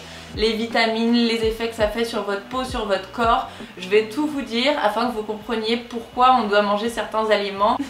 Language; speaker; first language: French; native; French